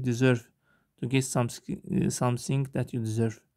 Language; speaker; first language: English; non-native, fluent; Azerbaijani